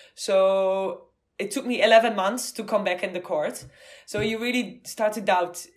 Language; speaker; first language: English; non-native, fluent; Dutch